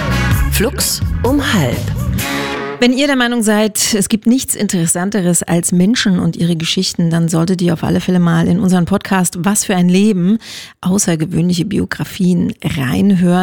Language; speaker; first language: German; native; German